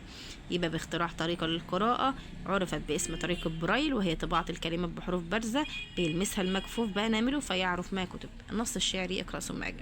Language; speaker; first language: Arabic; native; Arabic